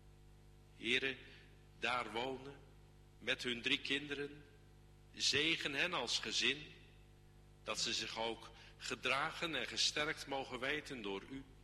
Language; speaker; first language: Dutch; native; Dutch